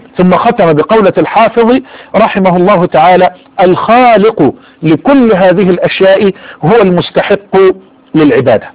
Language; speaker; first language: Arabic; native; Arabic